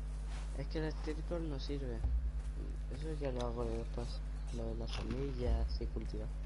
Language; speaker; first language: Spanish; native; Spanish